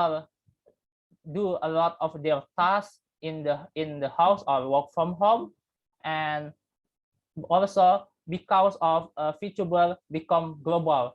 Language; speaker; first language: English; non-native, learner; Indonesian